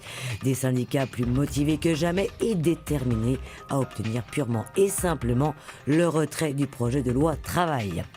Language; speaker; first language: French; native; French